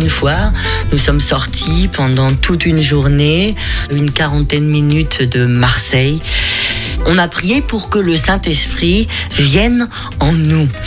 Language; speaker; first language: French; non-native, fluent; German